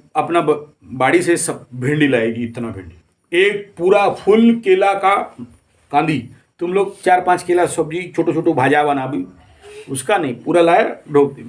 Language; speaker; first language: Hindi; non-native, local second language; Odia